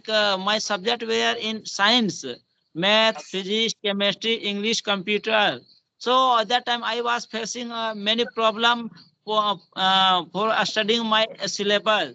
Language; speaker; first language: English; non-native, learner; Hindi